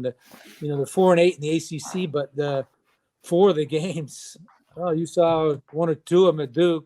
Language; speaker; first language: English; native; English